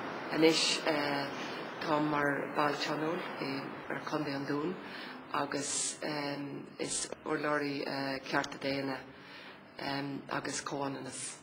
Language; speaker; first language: Irish; non-native, local second language; English